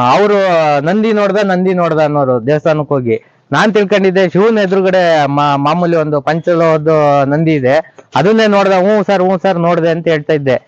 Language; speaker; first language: Kannada; native; Kannada